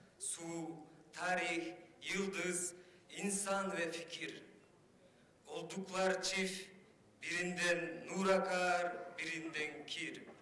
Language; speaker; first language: Turkish; non-native, fluent; Kyrgyz